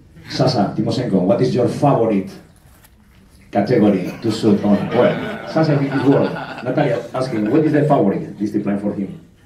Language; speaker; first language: English; non-native, fluent; Spanish